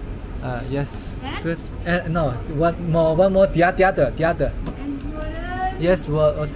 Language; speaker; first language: English; non-native, learner; Chinese